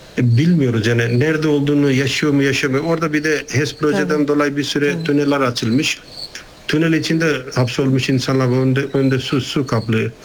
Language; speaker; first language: Turkish; non-native, fluent; Nepali